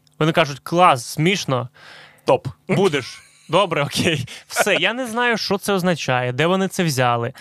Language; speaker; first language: Ukrainian; non-native, local second language; Russian